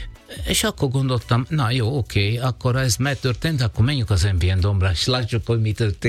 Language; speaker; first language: Hungarian; non-native, learner; Italian